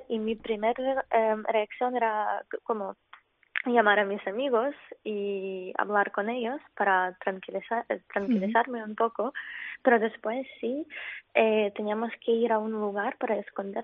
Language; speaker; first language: Spanish; non-native, fluent; Ukrainian